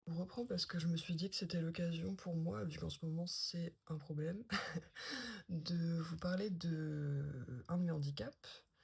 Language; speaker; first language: French; native; French